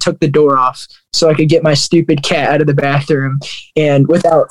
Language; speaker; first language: English; native; English